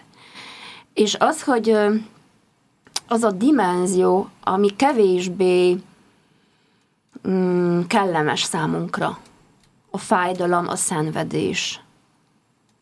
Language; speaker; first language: Hungarian; non-native, fluent; Polish